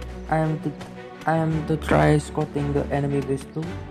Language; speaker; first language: English; non-native, learner; Indonesian